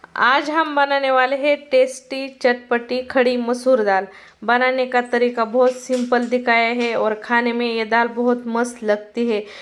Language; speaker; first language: Hindi; non-native, local second language; Marathi